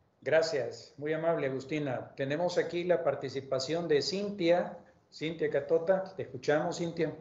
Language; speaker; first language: Spanish; native; Spanish